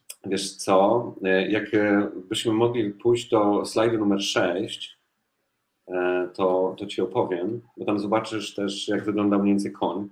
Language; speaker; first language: Polish; native; Polish